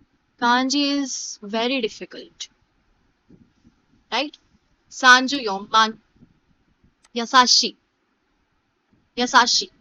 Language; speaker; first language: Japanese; non-native, fluent; Hindi